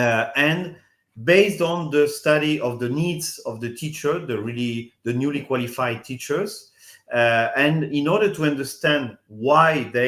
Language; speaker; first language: English; non-native, fluent; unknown